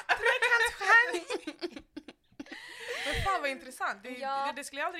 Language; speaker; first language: Swedish; native; Swedish